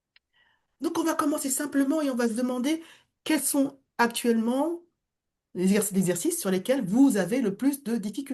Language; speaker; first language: French; native; French